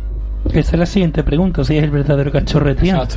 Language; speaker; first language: Spanish; native; Spanish